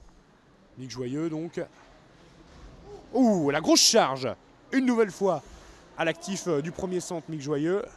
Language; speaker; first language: French; native; French